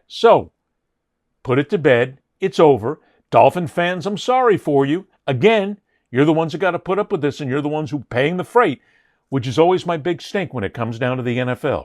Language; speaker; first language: English; native; English